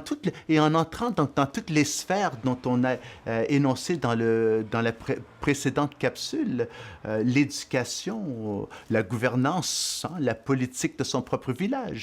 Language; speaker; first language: French; native; French